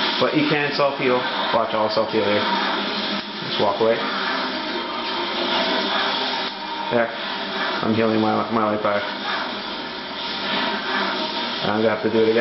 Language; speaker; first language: English; native; English